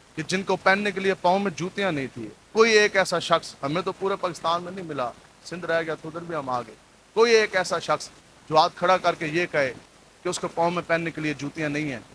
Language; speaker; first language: Urdu; non-native, local second language; Punjabi